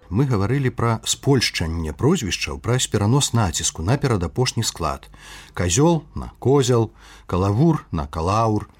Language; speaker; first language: Belarusian; native; Belarusian